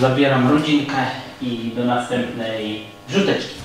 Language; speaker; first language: Polish; native; Polish